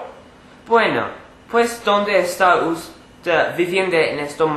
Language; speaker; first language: Spanish; non-native, learner; English